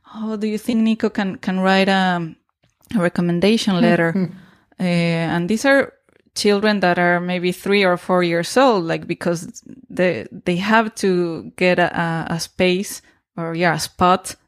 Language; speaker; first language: English; non-native, fluent; Spanish